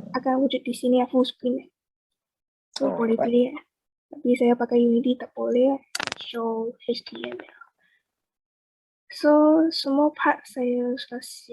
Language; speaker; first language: Malay; native; Malay